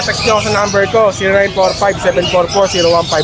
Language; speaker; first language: Filipino; native; Filipino